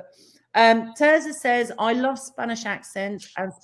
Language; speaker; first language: English; native; English